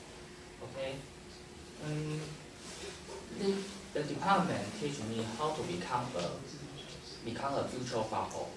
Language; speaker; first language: English; non-native, learner; Chinese